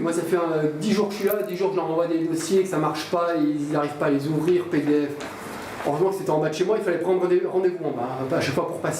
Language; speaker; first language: French; native; French